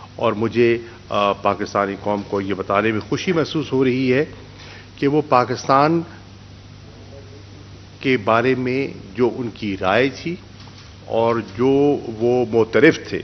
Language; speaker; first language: Urdu; non-native, local second language; Saraiki